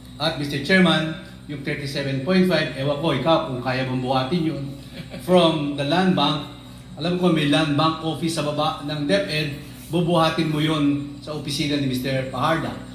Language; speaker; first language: Filipino; native; Filipino